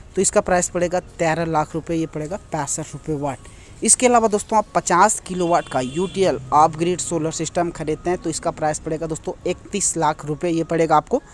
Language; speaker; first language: Hindi; native; Hindi